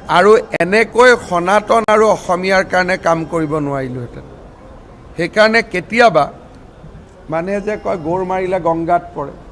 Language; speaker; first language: Assamese; native; Assamese